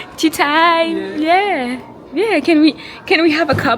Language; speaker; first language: English; non-native, learner; French